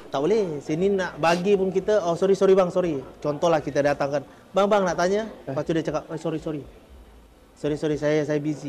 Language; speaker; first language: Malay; early bilingual, heritage; Indonesian